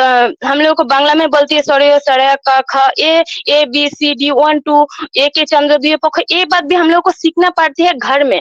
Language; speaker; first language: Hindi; non-native, local second language; Bangla